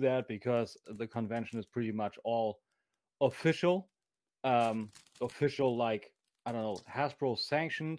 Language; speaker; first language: English; non-native, fluent; German